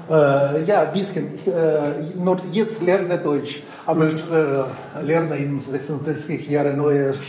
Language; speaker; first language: German; non-native, learner; Russian